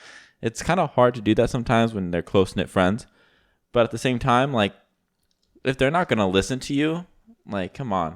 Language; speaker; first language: English; native; English